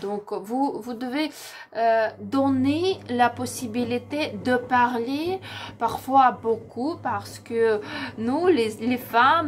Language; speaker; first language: French; non-native, learner; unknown